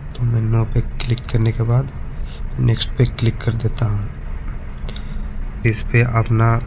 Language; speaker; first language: Hindi; native; Hindi